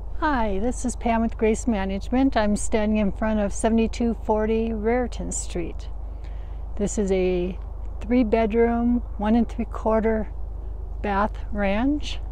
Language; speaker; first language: English; native; English